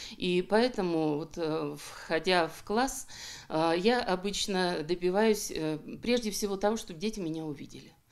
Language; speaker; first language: Russian; native; Russian